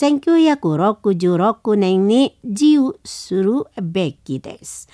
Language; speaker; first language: Japanese; non-native, learner; Indonesian